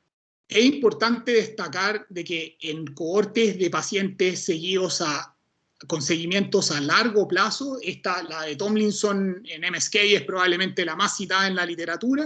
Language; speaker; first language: Spanish; native; Spanish